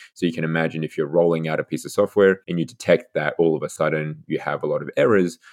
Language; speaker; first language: English; native; English